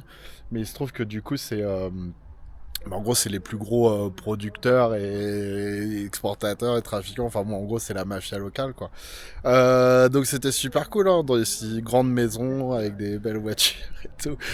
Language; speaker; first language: French; native; French